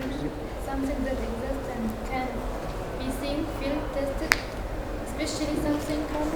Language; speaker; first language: English; non-native, learner; Arabic